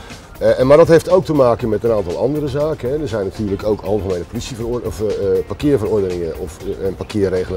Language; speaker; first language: Dutch; native; Dutch